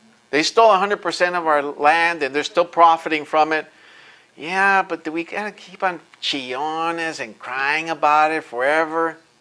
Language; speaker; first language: English; early bilingual, other home language; Spanish